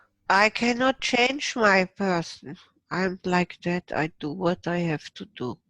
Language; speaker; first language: English; non-native, fluent; German